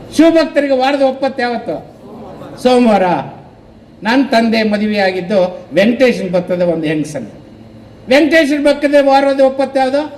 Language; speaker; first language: Kannada; non-native, local second language; Telugu